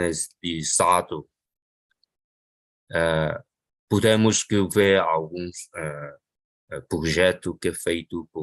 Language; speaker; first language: Portuguese; non-native, local second language; Chinese